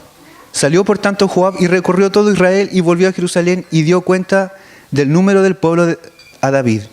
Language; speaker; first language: Spanish; native; Spanish